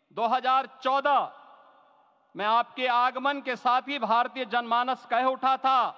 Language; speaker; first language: Hindi; native; Hindi